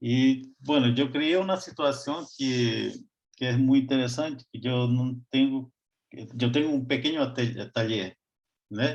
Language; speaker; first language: Spanish; non-native, fluent; Portuguese